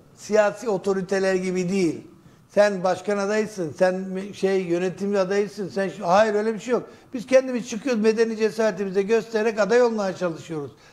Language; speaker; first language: Turkish; native; Turkish